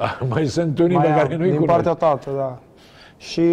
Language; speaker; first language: Romanian; non-native, fluent; Portuguese